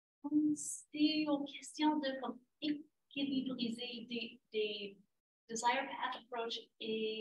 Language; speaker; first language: French; non-native, fluent; English